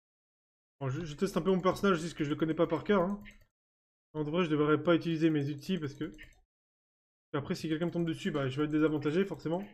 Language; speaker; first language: French; native; French